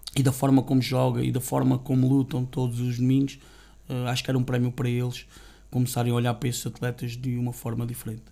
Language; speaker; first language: Portuguese; native; Portuguese